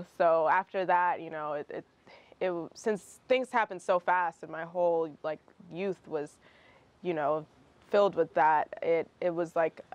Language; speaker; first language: English; early bilingual, other home language; Russian